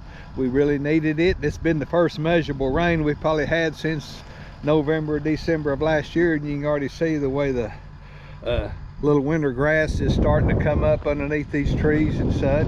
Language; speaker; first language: English; native; English